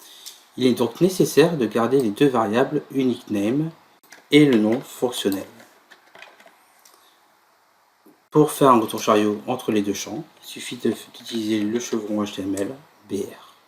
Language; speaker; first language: French; native; French